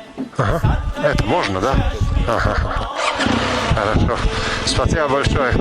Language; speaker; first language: Russian; non-native, learner; Croatian